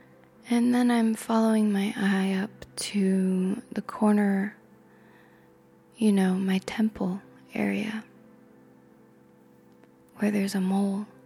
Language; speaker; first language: English; native; English